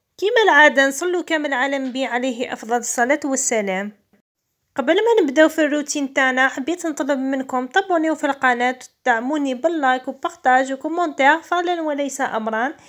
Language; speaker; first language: Arabic; non-native, local second language; Kabyle